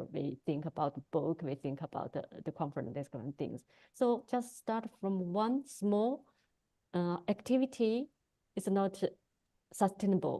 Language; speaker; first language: English; non-native, learner; Chinese